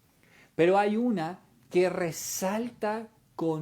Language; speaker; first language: Spanish; native; Spanish